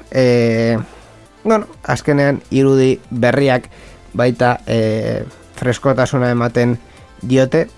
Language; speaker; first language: Basque; non-native, local second language; Spanish